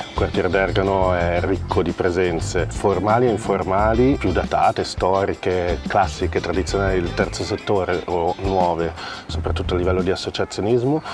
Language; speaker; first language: Italian; native; Italian